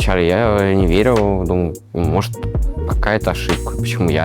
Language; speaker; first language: Russian; native; Russian